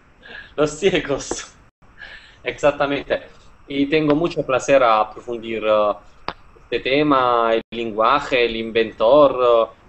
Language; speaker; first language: Spanish; non-native, fluent; Italian